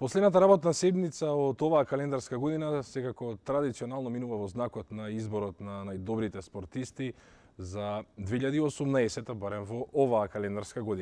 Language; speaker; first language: Macedonian; native; Macedonian